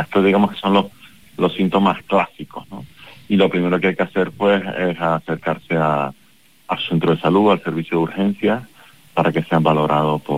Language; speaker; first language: Spanish; native; Spanish